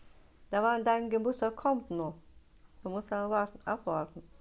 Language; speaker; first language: German; non-native, learner; Russian